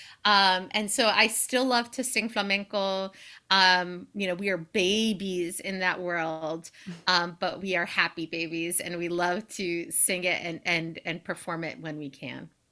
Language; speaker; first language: English; native; English